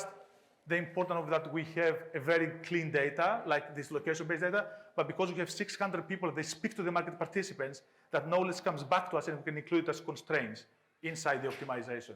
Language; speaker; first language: English; non-native, fluent; Greek